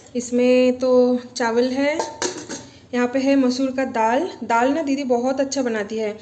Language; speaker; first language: Hindi; non-native, local second language; Bangla